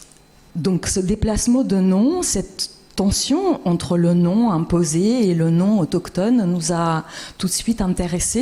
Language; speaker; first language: French; non-native, fluent; Russian